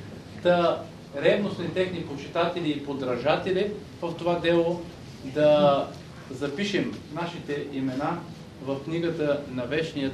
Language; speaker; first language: Bulgarian; native; Bulgarian